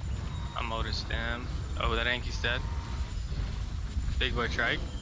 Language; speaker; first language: English; native; English